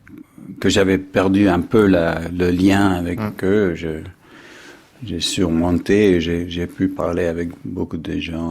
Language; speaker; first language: French; non-native, fluent; English